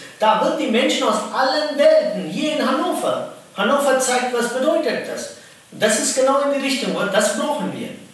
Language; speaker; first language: German; non-native, fluent; Tamil